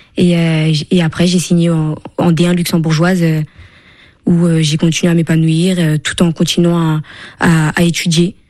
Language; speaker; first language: French; native; French